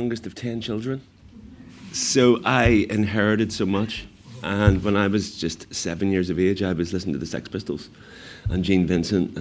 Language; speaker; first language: English; native; English